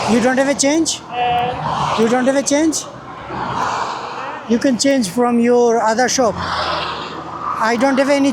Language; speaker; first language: English; non-native, fluent; Bangla